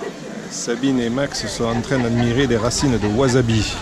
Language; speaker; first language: French; native; French